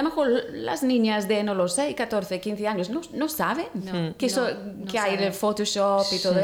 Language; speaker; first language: Spanish; non-native, learner; English